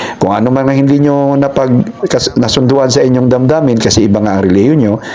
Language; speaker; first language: Filipino; non-native, local second language; Cebuano